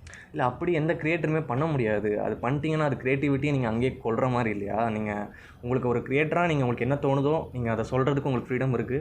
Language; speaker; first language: Tamil; native; Tamil